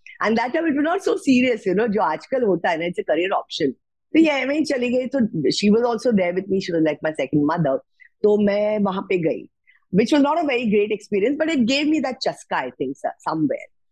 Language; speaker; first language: Hindi; non-native, local second language; Marathi